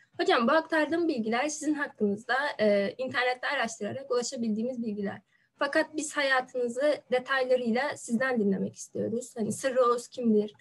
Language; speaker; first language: Turkish; native; Turkish